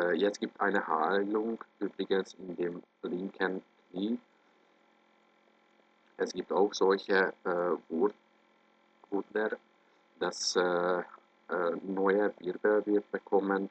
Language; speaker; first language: German; non-native, fluent; Hungarian